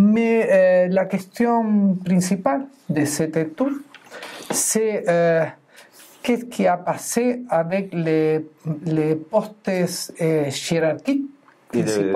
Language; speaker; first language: French; non-native, fluent; Spanish